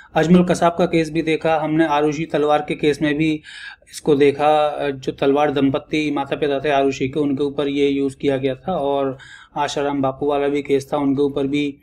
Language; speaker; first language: Hindi; native; Hindi